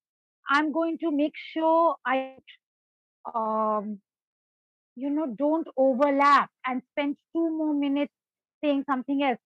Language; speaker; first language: English; non-native, local second language; Bangla